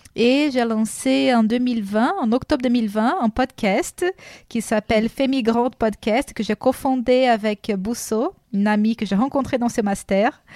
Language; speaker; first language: French; non-native, fluent; Portuguese